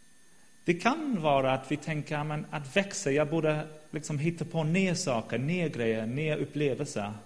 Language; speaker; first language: Swedish; non-native, fluent; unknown